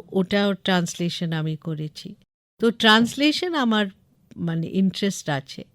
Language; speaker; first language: Bangla; non-native, local second language; English